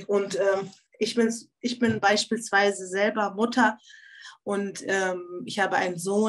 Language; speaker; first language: German; early bilingual, other home language; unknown